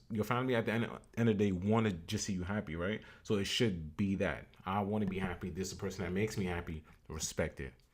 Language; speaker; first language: English; native; English